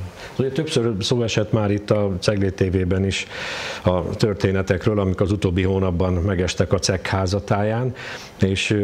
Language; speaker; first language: Hungarian; native; Hungarian